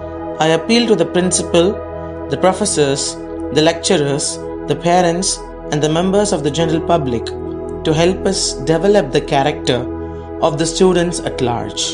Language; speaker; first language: English; non-native, local second language; Tamil